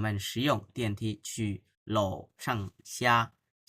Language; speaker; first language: Chinese; non-native, fluent; Bangla